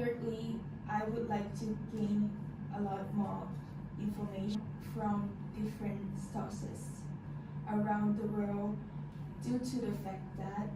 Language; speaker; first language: English; non-native, fluent; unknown